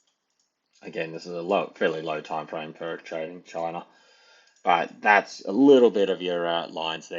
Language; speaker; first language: English; native; English